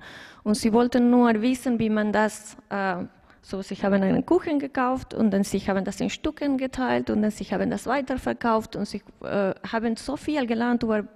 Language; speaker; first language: German; non-native, fluent; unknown